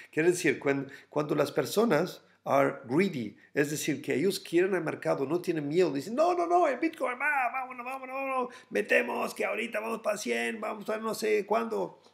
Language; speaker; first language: Spanish; non-native, fluent; German